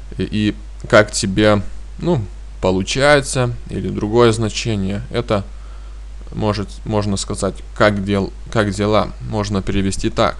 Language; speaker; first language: Russian; non-native, fluent; Lithuanian